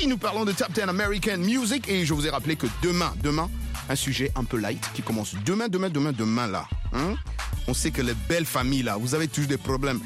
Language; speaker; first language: French; non-native, local second language; Lingala